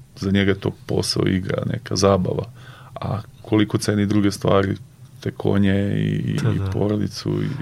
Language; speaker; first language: Serbian; native; Serbian